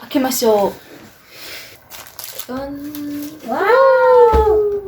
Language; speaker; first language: Japanese; non-native, learner; Mongolian